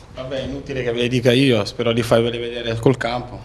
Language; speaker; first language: Italian; native; Italian